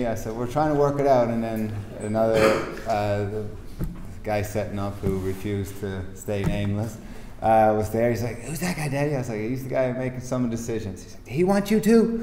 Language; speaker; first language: English; native; English